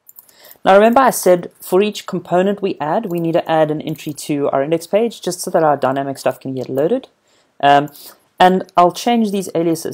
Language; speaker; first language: English; native; English